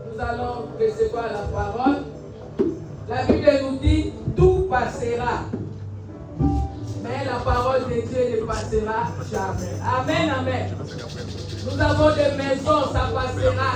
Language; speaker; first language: French; non-native, local second language; Lingala